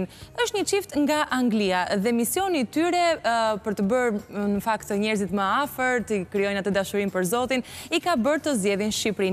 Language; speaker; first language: Albanian; native; Albanian